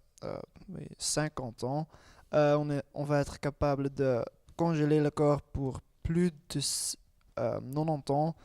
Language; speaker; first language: French; non-native, learner; Dutch